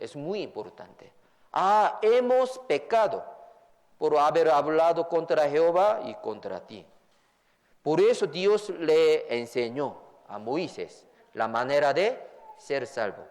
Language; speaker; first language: Spanish; non-native, fluent; Korean